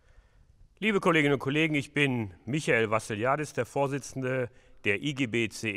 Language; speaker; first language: German; native; German